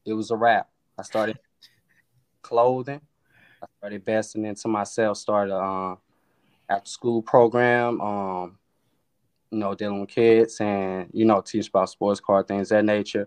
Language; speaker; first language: English; native; English